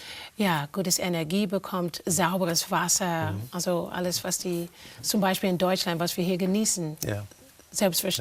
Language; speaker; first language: German; non-native, fluent; English